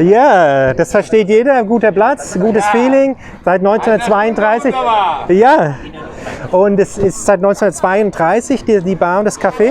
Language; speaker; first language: German; native; German